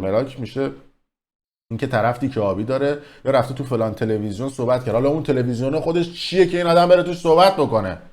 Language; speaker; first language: Persian; native; Persian